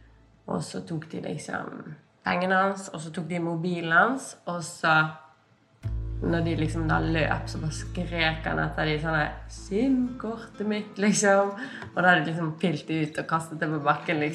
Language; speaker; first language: Norwegian; native; Norwegian